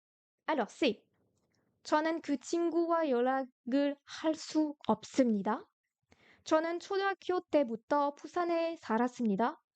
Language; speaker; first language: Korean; non-native, fluent; French